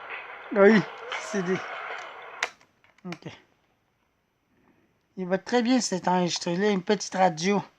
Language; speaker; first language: French; native; French